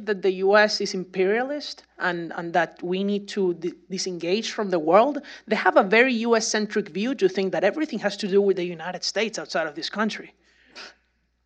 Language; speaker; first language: English; non-native, fluent; Spanish